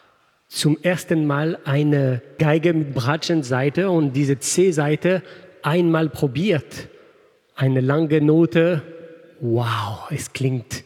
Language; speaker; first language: German; non-native, fluent; French